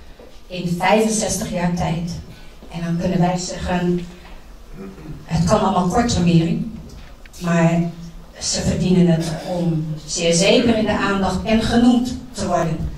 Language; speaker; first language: Dutch; early bilingual, other home language; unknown